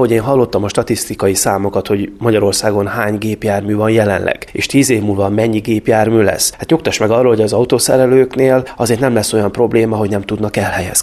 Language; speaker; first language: Hungarian; native; Hungarian